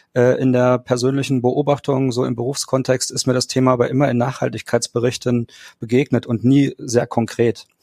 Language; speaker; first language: German; native; German